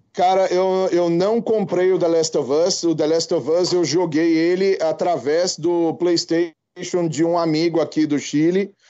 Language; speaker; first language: Portuguese; native; Portuguese